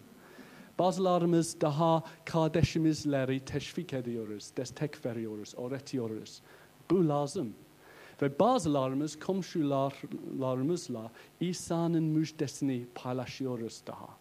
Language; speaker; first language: Turkish; non-native, learner; English